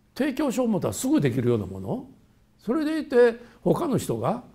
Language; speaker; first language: Japanese; native; Japanese